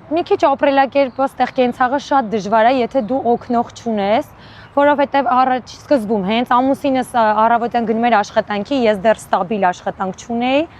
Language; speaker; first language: Armenian; native; Armenian